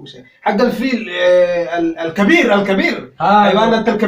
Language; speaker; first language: Arabic; non-native, learner; Somali